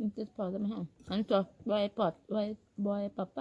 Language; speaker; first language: Swedish; non-native, learner; Thai